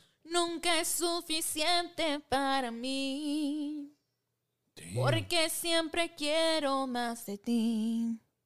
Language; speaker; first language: Spanish; early bilingual, other home language; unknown